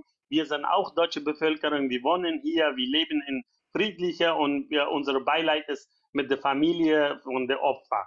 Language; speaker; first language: German; non-native, fluent; Persian